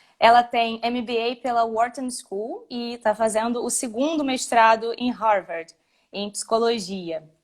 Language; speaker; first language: Portuguese; native; Portuguese